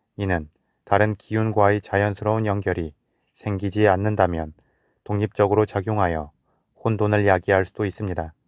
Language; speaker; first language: Korean; native; Korean